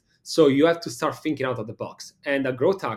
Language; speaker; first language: English; non-native, fluent; Italian